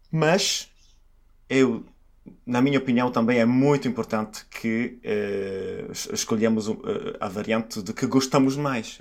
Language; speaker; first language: Portuguese; non-native, fluent; Italian